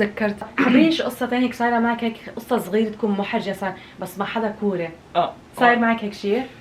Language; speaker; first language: Arabic; native; Arabic